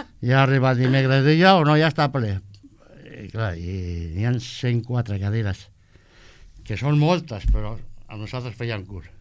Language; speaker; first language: Catalan; non-native, local second language; Spanish